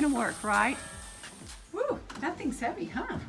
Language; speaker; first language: English; native; English